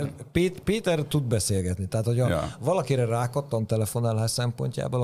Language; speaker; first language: Hungarian; native; Hungarian